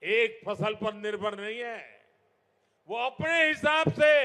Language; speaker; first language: Hindi; non-native, local second language; Gujarati